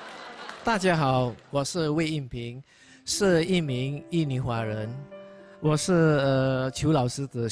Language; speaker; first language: Chinese; non-native, fluent; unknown